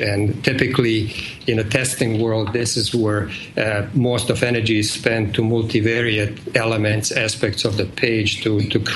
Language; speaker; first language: English; non-native, fluent; Bosnian